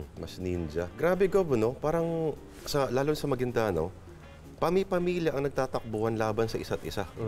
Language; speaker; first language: Filipino; native; Filipino